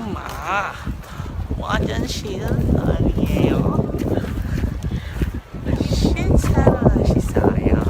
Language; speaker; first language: Korean; non-native, learner; Filipino